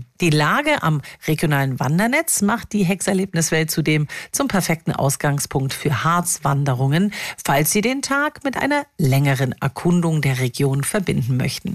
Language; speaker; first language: German; native; German